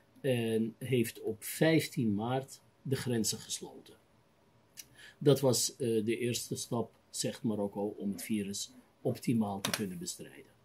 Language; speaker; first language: Dutch; native; Dutch